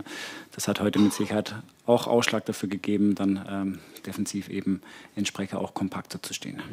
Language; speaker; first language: German; native; German